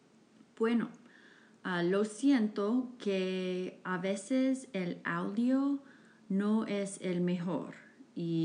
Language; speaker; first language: Spanish; non-native, fluent; English